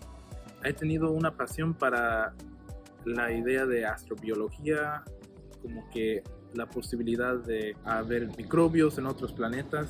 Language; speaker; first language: Spanish; early bilingual, heritage; Spanish